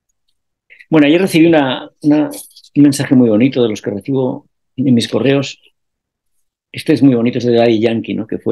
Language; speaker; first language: Spanish; native; Spanish